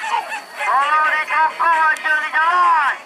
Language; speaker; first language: Indonesian; non-native, local second language; Minangkabau